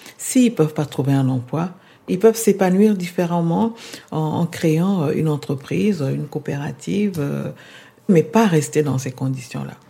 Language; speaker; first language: French; non-native, local second language; Lingala